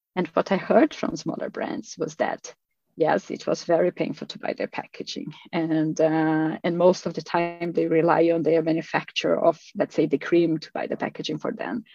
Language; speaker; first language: English; non-native, fluent; Portuguese